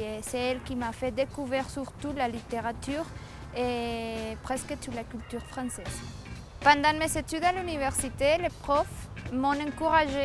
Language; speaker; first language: French; non-native, fluent; Spanish